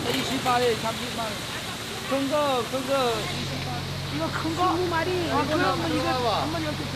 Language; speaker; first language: Korean; non-native, learner; Vietnamese